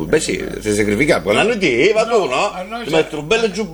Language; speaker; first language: Italian; native; Italian